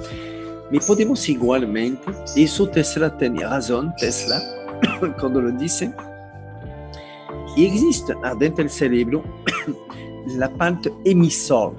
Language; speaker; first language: Spanish; non-native, learner; French